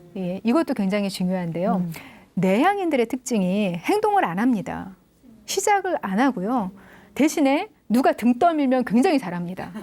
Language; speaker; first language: Korean; native; Korean